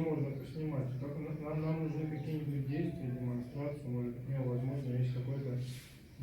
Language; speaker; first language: Russian; native; Russian